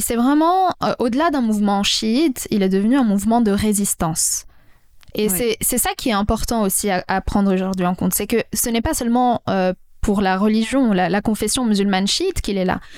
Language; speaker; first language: French; non-native, local second language; Arabic